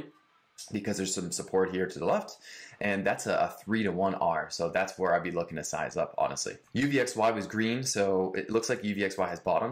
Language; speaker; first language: English; native; English